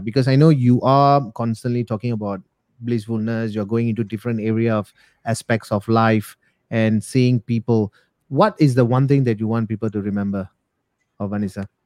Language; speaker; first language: English; non-native, local second language; Tamil